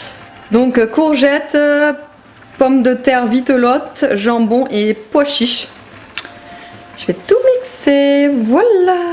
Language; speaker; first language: French; native; French